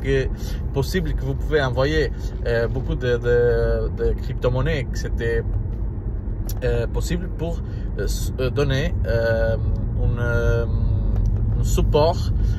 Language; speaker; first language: French; non-native, learner; Portuguese